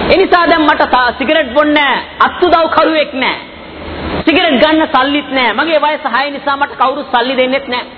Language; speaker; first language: Sinhala; non-native, local second language; Tamil